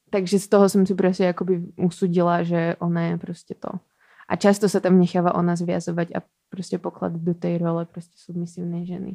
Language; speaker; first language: Slovak; native; Slovak